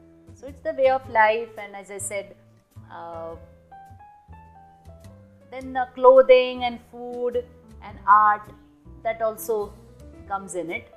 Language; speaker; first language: English; non-native, local second language; Marathi